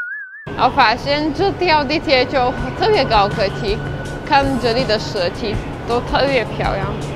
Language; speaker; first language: Chinese; non-native, fluent; Czech